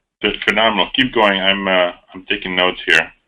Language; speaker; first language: English; native; English